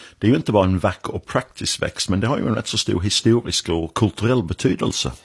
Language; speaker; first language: Swedish; non-native, fluent; English